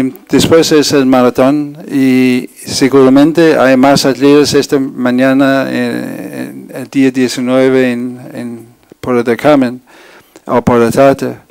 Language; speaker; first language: Spanish; non-native, fluent; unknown